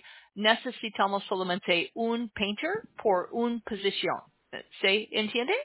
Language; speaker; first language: Spanish; non-native, learner; English